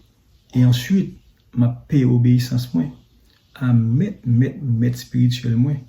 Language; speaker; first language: French; non-native, learner; Haitian Creole